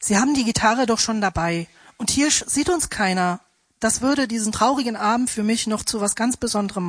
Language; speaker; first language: German; native; German